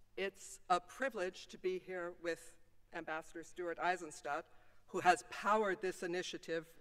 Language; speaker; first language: English; native; English